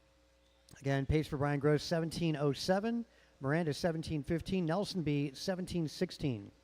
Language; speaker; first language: English; native; English